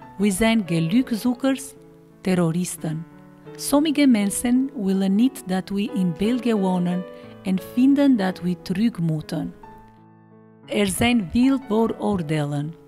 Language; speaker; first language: Dutch; non-native, fluent; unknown